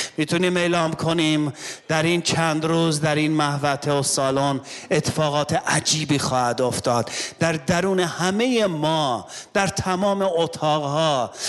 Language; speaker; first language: Persian; non-native, local second language; Armenian